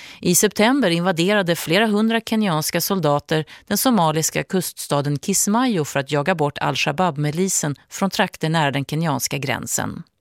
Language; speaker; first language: Swedish; native; Swedish